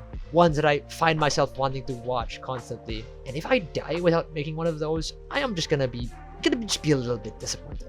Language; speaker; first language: English; native; English